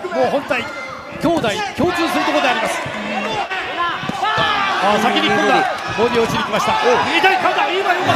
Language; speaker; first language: Japanese; native; Japanese